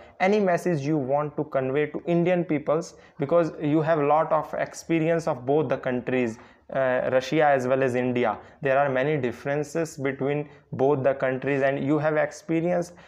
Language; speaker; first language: English; non-native, local second language; Hindi